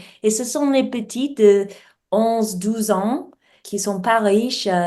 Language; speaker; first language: French; non-native, learner; English